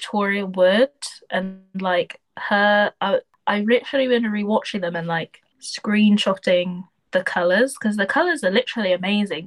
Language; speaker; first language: English; native; English